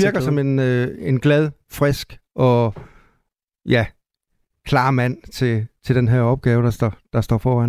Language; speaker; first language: Danish; native; Danish